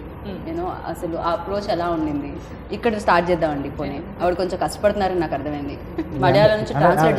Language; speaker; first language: Telugu; native; Telugu